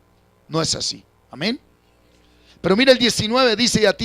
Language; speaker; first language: Spanish; native; Spanish